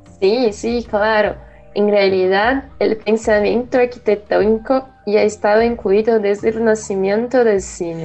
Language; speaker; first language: Spanish; non-native, learner; Portuguese